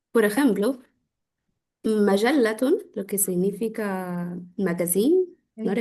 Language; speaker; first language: Spanish; non-native, fluent; Arabic